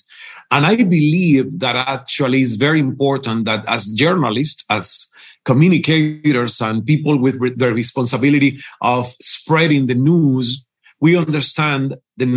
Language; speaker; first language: English; non-native, fluent; Spanish